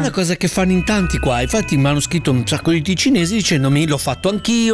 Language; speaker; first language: Italian; native; Italian